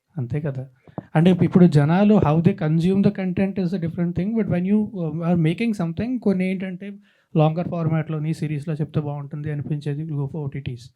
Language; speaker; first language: Telugu; native; Telugu